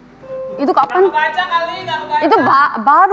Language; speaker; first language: Indonesian; non-native, fluent; Korean